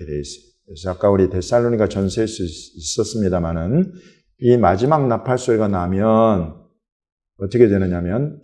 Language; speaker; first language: Korean; native; Korean